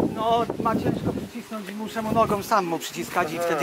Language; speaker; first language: Polish; native; Polish